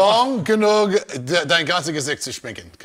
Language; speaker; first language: German; non-native, learner; English